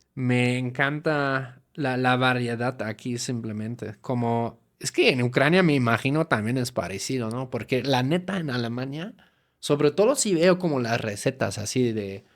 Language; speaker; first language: Spanish; non-native, fluent; German